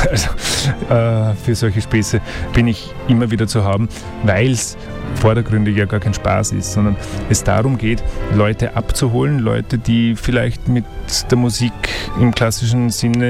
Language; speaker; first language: German; native; German